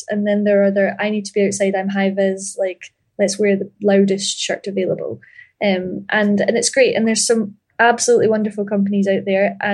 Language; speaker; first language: English; native; English